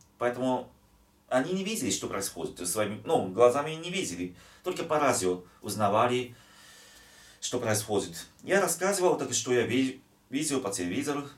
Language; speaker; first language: Russian; non-native, fluent; Japanese